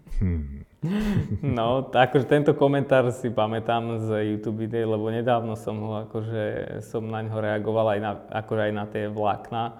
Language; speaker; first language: Slovak; early bilingual, other home language; Armenian